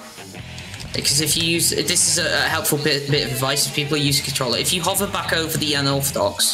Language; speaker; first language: English; native; English